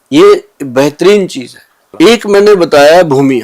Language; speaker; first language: Hindi; native; Hindi